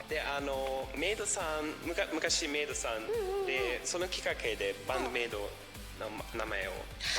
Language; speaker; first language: Japanese; non-native, fluent; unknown